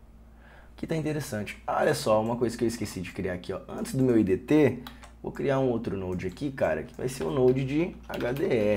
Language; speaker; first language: Portuguese; native; Portuguese